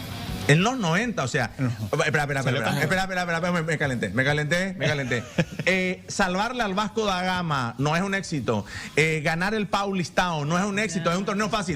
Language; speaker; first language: Spanish; native; Spanish